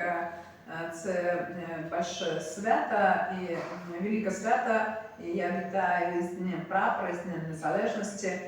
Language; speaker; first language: Ukrainian; non-native, learner; Russian